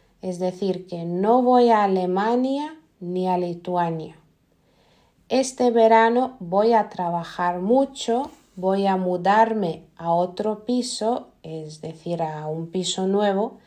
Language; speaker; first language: Spanish; non-native, fluent; Lithuanian